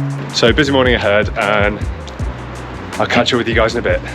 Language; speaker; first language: English; native; English